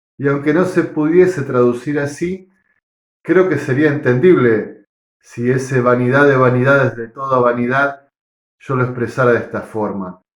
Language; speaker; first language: Spanish; native; Spanish